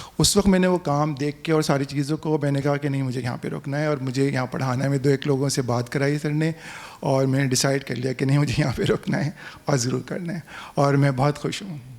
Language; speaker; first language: Urdu; native; Urdu